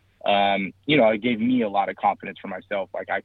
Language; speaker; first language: English; native; English